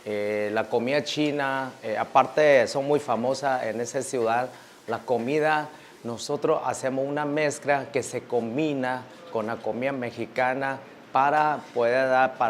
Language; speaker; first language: Spanish; early bilingual, other home language; Chinese